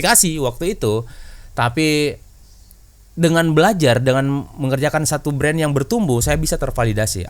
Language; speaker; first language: Indonesian; native; Indonesian